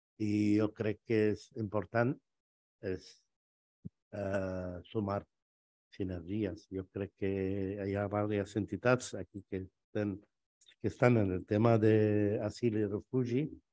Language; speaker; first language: Catalan; non-native, fluent; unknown